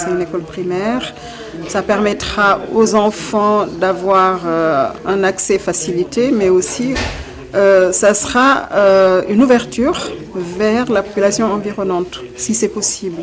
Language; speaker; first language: French; non-native, local second language; Wolof